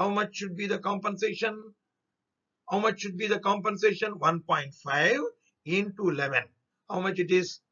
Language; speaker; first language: English; non-native, local second language; Tamil